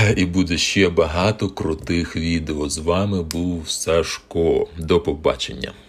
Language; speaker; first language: Ukrainian; non-native, local second language; Russian